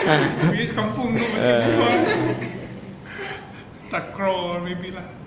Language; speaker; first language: English; non-native, local second language; Malay